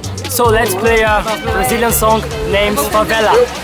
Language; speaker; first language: English; non-native, fluent; Portuguese